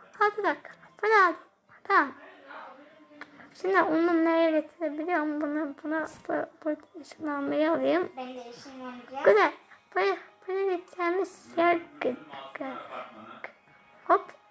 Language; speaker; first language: Turkish; early bilingual, heritage; Turkish